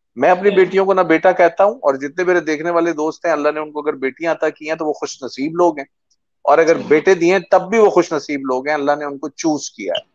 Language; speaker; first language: Urdu; native; Urdu